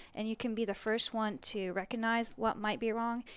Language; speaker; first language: English; early bilingual, other home language; Japanese